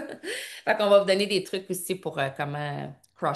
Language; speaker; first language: French; native; French